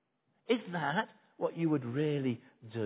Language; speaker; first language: English; native; English